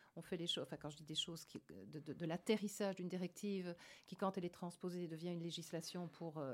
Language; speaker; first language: French; native; French